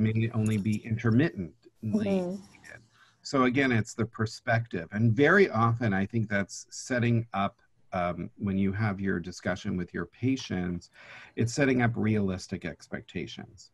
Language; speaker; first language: English; native; English